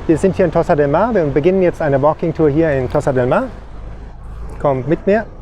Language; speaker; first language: German; native; German